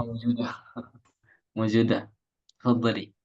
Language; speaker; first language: Arabic; non-native, fluent; Indonesian